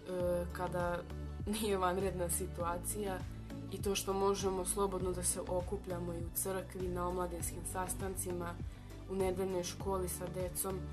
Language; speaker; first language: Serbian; non-native, local second language; Slovak